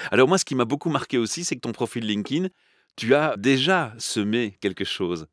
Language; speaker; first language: French; native; French